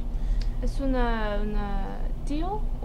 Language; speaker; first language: Spanish; non-native, learner; English